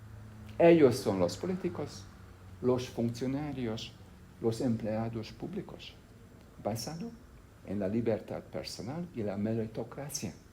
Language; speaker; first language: Spanish; non-native, fluent; Hungarian